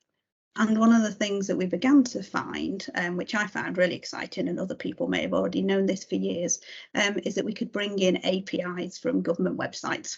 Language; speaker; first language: English; native; English